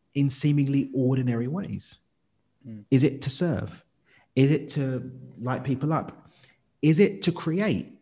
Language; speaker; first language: English; native; English